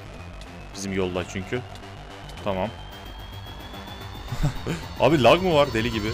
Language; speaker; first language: Turkish; native; Turkish